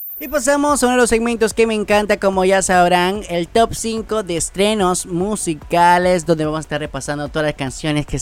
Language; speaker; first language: Spanish; native; Spanish